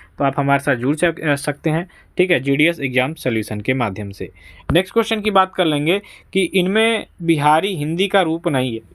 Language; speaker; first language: Hindi; native; Hindi